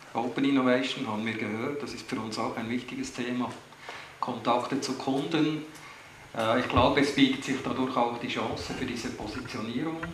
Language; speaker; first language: German; native; German